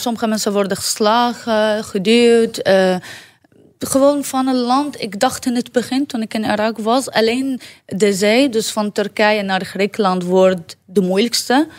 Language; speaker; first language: Dutch; non-native, learner; Arabic